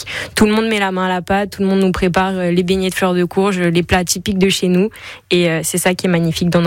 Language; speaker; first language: French; native; French